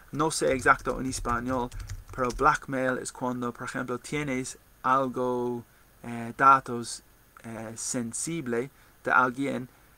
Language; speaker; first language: Spanish; non-native, learner; English